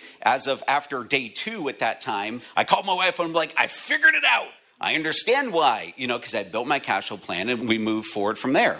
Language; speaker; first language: English; native; English